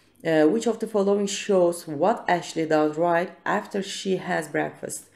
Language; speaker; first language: English; non-native, fluent; Turkish